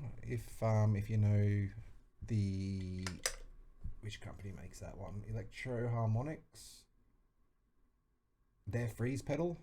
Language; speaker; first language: English; native; English